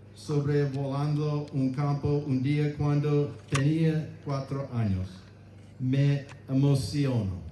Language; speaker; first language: Spanish; non-native, learner; English